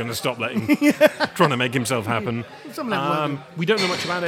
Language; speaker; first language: English; native; English